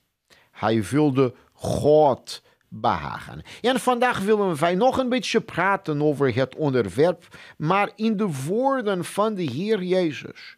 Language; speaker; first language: Dutch; non-native, fluent; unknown